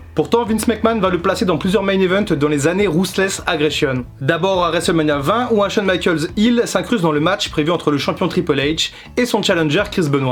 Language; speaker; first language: French; native; French